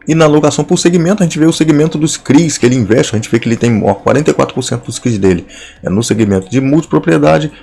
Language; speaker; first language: Portuguese; native; Portuguese